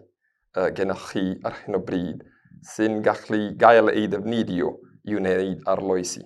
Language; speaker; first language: Welsh; non-native, fluent; Spanish